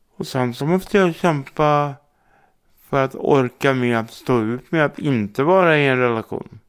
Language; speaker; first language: Swedish; native; Swedish